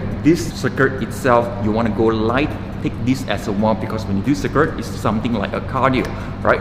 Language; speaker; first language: English; non-native, local second language; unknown